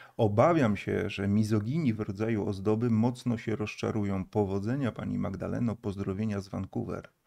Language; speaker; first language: Polish; native; Polish